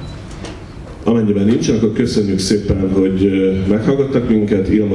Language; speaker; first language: Hungarian; native; Hungarian